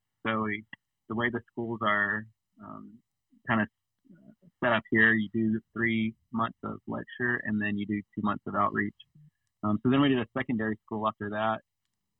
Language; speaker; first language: English; native; English